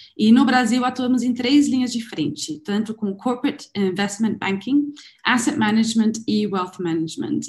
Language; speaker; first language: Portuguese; non-native, fluent; German